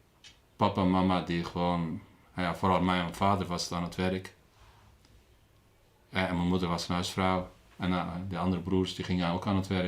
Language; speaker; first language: Dutch; early bilingual, other home language; Turkish